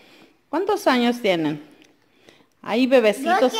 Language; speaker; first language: Spanish; native; Spanish